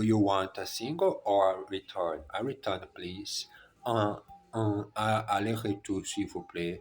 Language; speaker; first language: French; non-native, learner; German